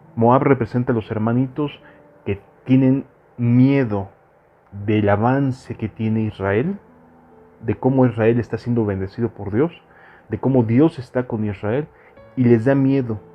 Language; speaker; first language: Spanish; native; Spanish